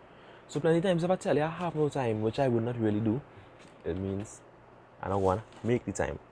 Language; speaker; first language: English; native; English